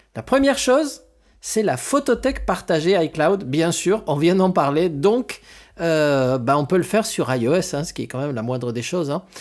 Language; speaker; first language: French; non-native, fluent; Spanish